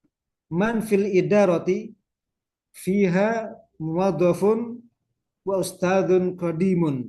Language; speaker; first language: Arabic; non-native, fluent; Indonesian